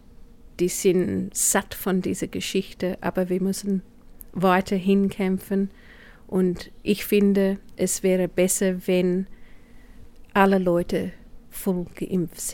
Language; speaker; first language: German; non-native, fluent; English